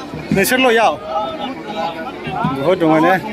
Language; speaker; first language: Hindi; non-native, local second language; Bodo